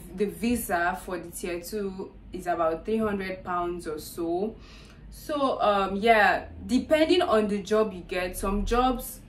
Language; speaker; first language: English; non-native, local second language; Yoruba